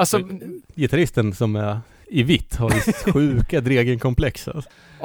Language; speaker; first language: Swedish; native; Swedish